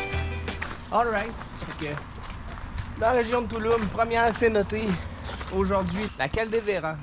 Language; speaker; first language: French; native; French